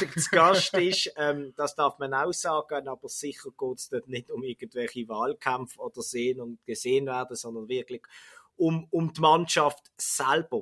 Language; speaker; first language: German; native; German